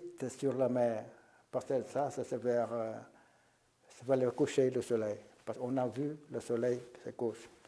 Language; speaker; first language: French; non-native, local second language; Vietnamese